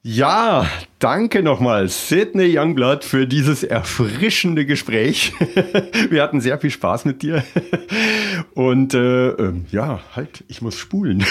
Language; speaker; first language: German; native; German